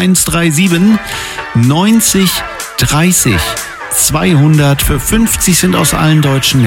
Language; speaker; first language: German; native; German